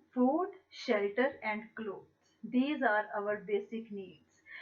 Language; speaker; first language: English; non-native, local second language; Punjabi